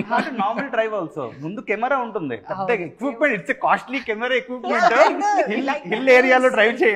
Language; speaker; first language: Telugu; native; Telugu